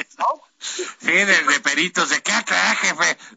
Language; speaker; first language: Spanish; native; Spanish